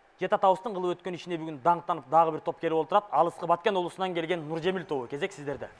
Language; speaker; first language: Kyrgyz; native; Kyrgyz